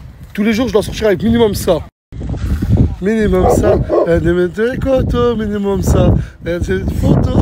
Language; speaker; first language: French; native; French